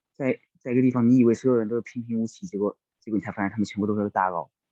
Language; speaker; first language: Chinese; native; Chinese